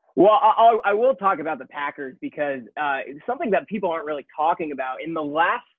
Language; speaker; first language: English; native; English